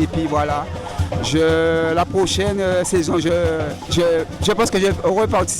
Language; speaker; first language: French; non-native, learner; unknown